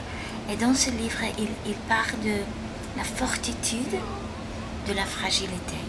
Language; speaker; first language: French; non-native, fluent; English